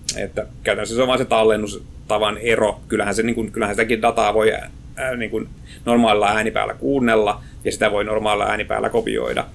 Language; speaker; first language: Finnish; native; Finnish